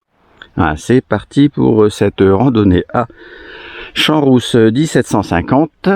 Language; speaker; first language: French; native; French